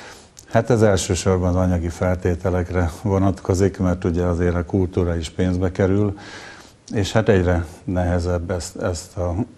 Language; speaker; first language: Hungarian; native; Hungarian